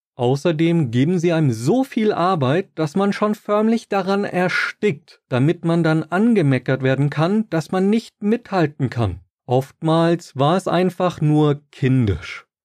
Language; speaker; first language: German; native; German